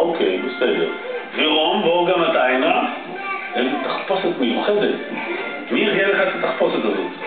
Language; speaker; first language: Hebrew; native; Hebrew